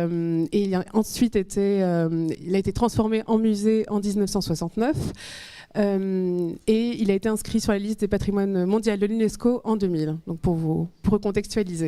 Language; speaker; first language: French; native; French